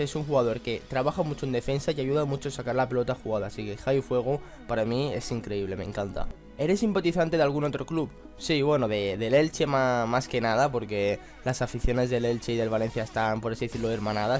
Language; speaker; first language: Spanish; native; Spanish